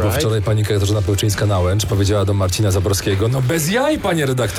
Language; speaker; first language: Polish; native; Polish